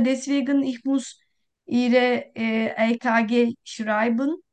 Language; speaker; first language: German; non-native, learner; Turkish